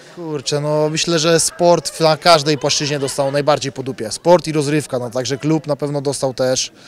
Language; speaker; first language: Polish; native; Polish